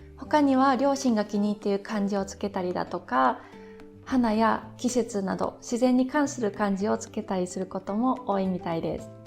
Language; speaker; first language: Japanese; native; Japanese